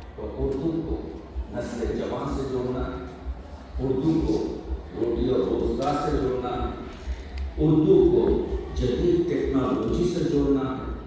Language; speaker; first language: Urdu; native; Urdu